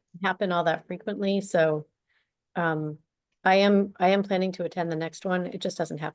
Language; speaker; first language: English; native; English